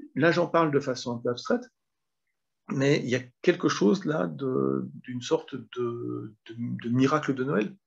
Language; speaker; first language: French; native; French